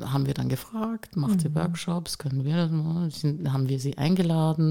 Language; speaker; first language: German; native; German